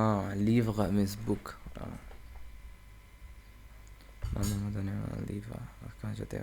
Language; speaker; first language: French; non-native, learner; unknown